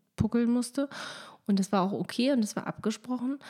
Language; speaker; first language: German; native; German